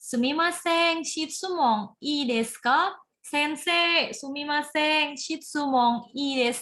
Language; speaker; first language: Japanese; non-native, fluent; Indonesian